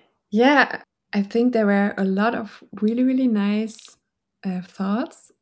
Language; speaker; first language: English; non-native, fluent; German